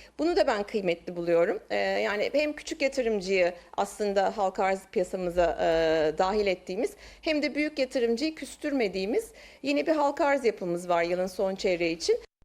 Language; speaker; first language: Turkish; native; Turkish